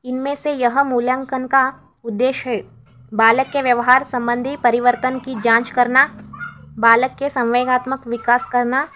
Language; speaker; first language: Hindi; non-native, local second language; Kannada